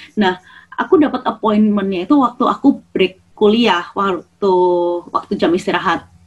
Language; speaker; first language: Indonesian; native; Indonesian